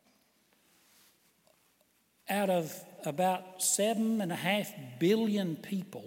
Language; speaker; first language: English; native; English